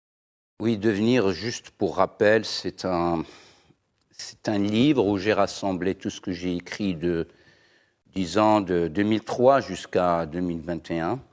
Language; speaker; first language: French; non-native, local second language; Arabic